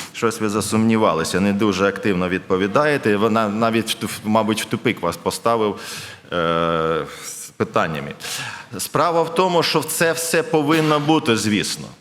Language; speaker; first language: Ukrainian; non-native, local second language; Russian